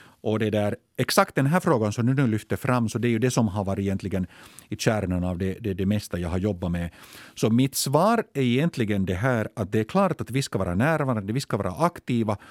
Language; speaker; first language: Swedish; native; Swedish